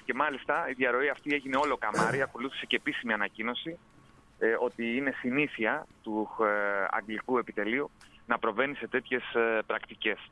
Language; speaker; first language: Greek; native; Greek